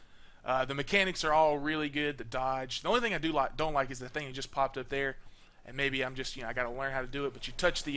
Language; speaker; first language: English; native; English